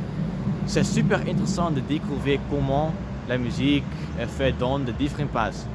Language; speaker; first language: French; non-native, learner; Dutch